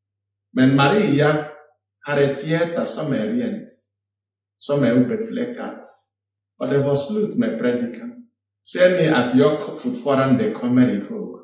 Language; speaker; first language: Swedish; non-native, fluent; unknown